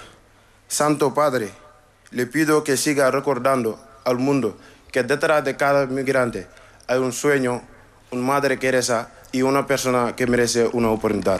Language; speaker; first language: Spanish; non-native, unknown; Wolof